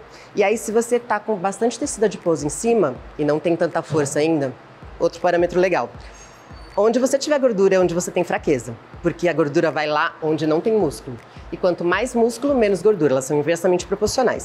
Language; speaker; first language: Portuguese; native; Portuguese